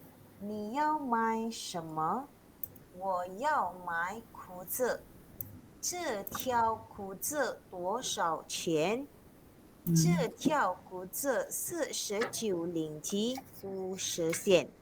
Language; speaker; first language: Chinese; non-native, local second language; Malay